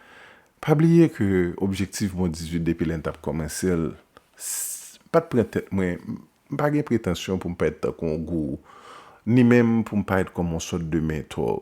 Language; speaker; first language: French; non-native, local second language; Haitian Creole